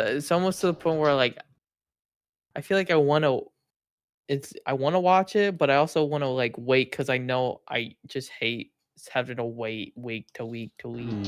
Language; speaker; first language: English; native; English